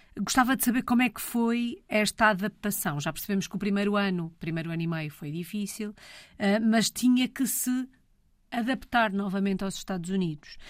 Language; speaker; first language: Portuguese; native; Portuguese